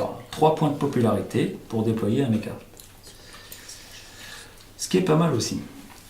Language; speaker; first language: French; native; French